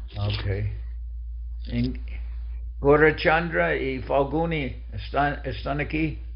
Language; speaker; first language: Spanish; non-native, fluent; English